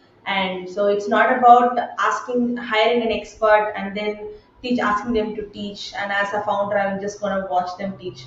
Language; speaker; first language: English; non-native, local second language; Tamil